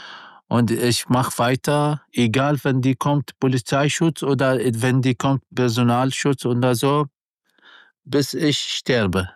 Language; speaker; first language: German; non-native, learner; Arabic